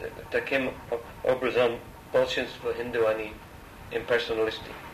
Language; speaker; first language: Russian; non-native, learner; English